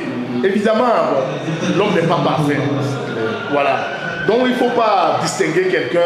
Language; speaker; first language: French; non-native, local second language; Yoruba